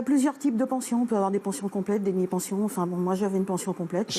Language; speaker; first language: French; native; French